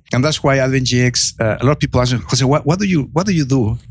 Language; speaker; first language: English; non-native, fluent; Spanish